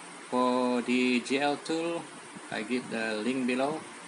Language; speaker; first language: English; non-native, local second language; Malay